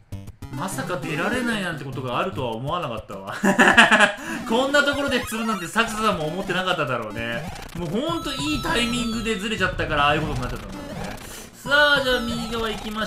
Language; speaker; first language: Japanese; native; Japanese